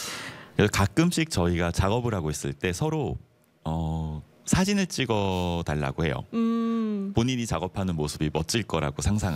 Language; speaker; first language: Korean; native; Korean